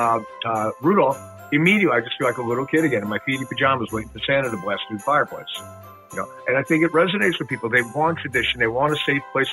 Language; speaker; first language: English; native; English